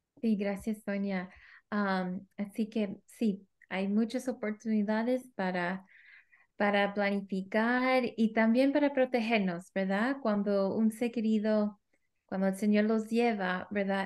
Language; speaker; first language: Spanish; early bilingual, heritage; Spanish